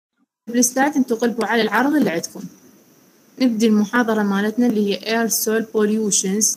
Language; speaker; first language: Arabic; native; Arabic